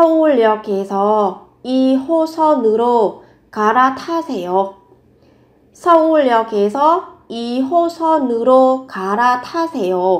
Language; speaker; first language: Korean; non-native, fluent; Vietnamese